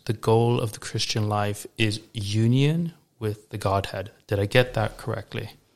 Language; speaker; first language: English; native; English